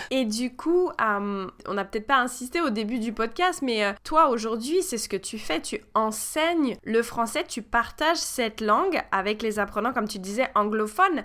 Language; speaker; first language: French; native; French